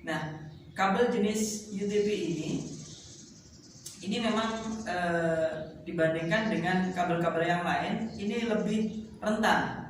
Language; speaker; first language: Indonesian; native; Indonesian